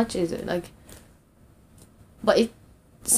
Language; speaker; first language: English; non-native, fluent; Japanese